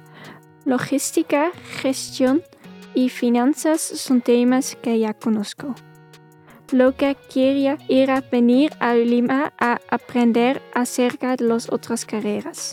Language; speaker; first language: Spanish; non-native, fluent; Dutch